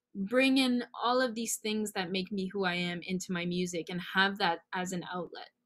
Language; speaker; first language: English; native; English